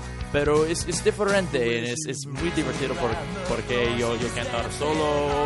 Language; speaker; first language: Spanish; non-native, learner; English